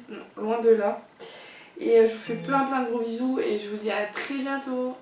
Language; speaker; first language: French; native; French